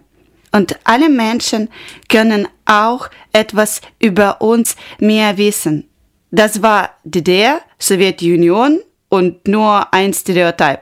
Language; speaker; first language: German; non-native, learner; Ukrainian